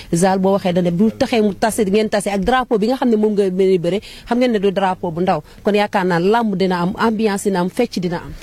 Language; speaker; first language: Wolof; native; Wolof